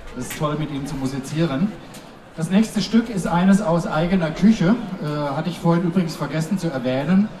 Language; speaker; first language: German; native; German